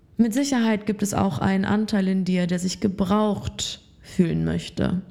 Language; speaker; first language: German; native; German